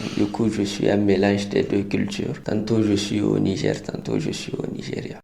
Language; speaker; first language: French; non-native, local second language; Hausa